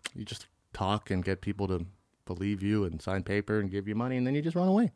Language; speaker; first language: English; native; English